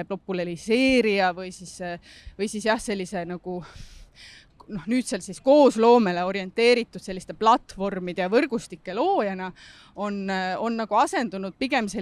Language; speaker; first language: Estonian; native; Estonian